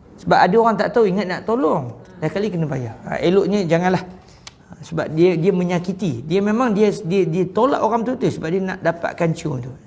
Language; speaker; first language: Malay; native; Malay